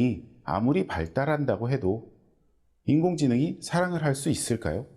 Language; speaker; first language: Korean; native; Korean